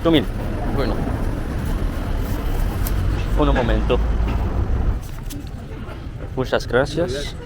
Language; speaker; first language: Spanish; non-native, learner; English